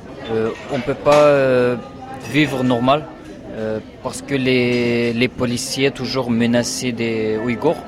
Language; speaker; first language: French; non-native, learner; Uyghur